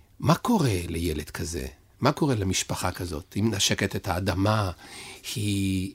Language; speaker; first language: Hebrew; native; Hebrew